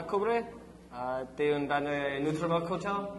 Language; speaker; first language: Spanish; non-native, learner; English